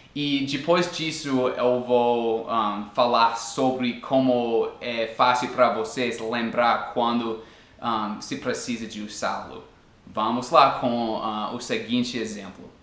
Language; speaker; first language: Portuguese; non-native, fluent; English